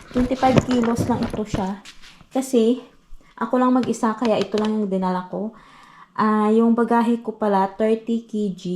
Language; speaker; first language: Filipino; non-native, local second language; Cebuano